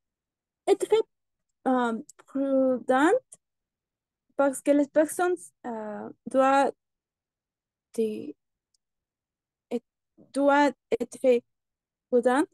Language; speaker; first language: French; non-native, learner; Spanish